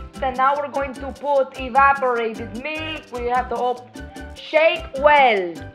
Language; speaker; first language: English; early bilingual, other home language; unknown